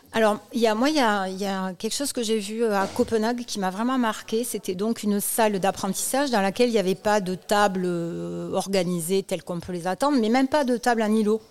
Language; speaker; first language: French; native; French